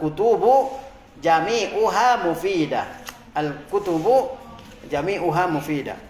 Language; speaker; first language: Arabic; non-native, fluent; Indonesian